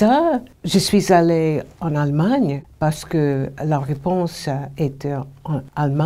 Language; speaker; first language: French; non-native, fluent; English